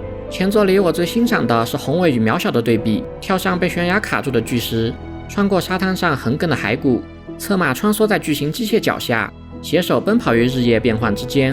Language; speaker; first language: Chinese; native; Chinese